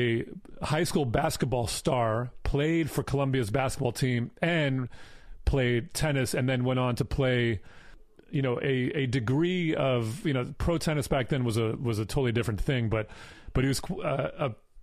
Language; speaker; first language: English; native; English